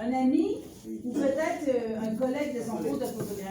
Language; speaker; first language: French; native; French